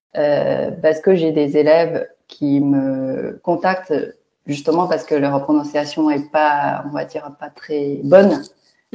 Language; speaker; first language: French; non-native, fluent; Chinese